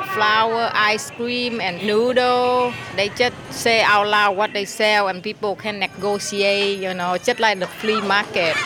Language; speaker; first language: English; non-native, learner; Vietnamese